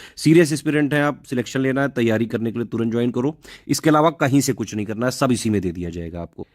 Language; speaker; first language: Hindi; native; Hindi